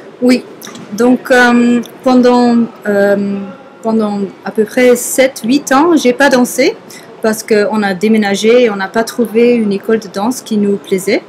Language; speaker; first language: French; non-native, fluent; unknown